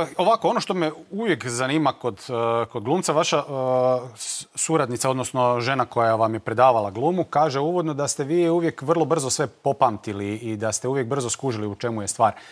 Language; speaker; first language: Croatian; native; Croatian